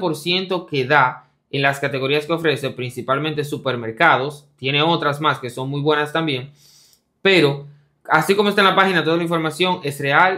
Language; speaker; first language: Spanish; native; Spanish